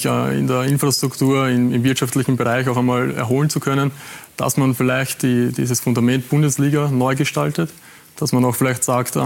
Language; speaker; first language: German; native; German